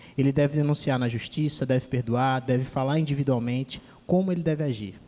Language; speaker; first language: Portuguese; native; Portuguese